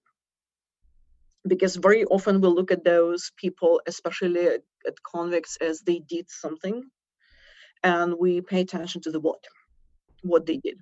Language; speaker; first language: English; non-native, fluent; Russian